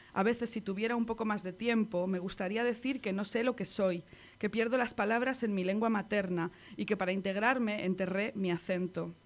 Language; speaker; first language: Spanish; native; Spanish